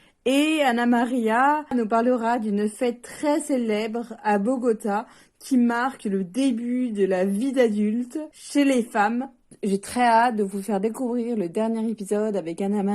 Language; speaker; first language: French; native; French